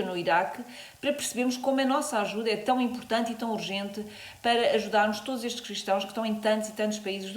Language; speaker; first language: Portuguese; native; Portuguese